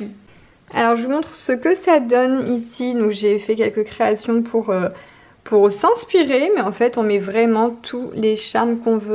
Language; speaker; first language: French; native; French